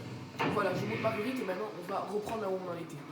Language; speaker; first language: French; native; French